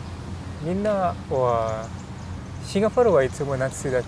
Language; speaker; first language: Japanese; non-native, learner; English